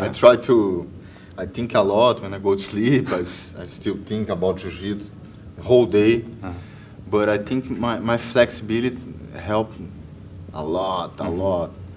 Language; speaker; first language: English; non-native, learner; Portuguese